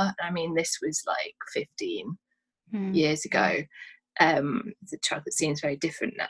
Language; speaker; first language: English; native; English